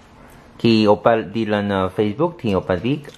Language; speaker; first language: Vietnamese; non-native, learner; Korean